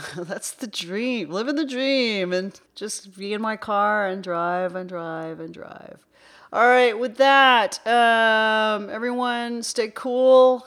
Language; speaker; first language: English; native; English